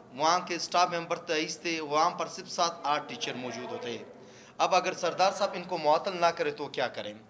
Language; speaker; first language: Urdu; non-native, local second language; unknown